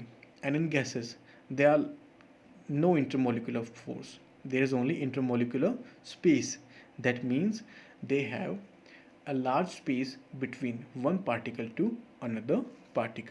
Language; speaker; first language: English; non-native, local second language; Hindi